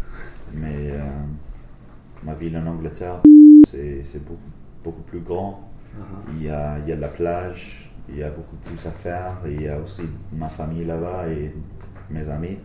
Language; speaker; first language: French; non-native, learner; English